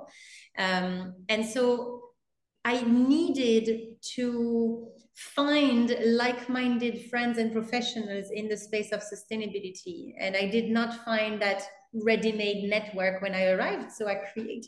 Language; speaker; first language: English; non-native, fluent; French